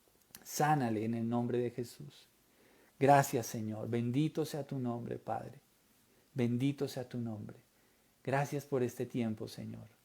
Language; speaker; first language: Spanish; native; Spanish